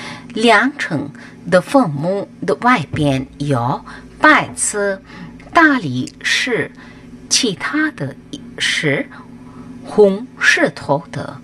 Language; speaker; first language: Chinese; non-native, fluent; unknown